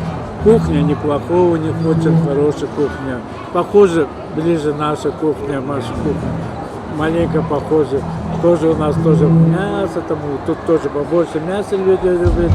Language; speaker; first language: Russian; non-native, learner; Azerbaijani